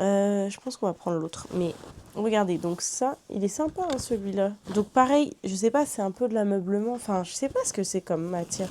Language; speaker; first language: French; native; French